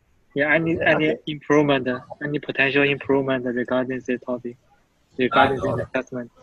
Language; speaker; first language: English; non-native, fluent; Chinese